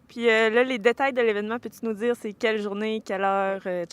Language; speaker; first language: French; native; French